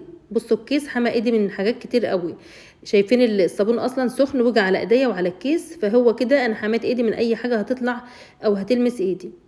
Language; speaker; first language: Arabic; native; Arabic